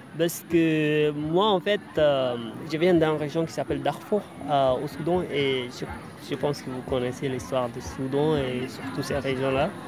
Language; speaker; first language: French; non-native, fluent; Arabic